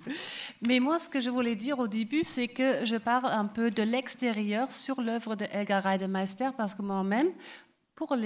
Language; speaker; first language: French; non-native, fluent; German